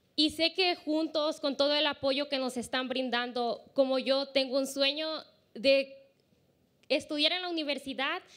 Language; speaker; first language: Spanish; early bilingual, heritage; Spanish